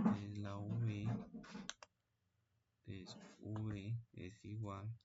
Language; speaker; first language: Spanish; native; Spanish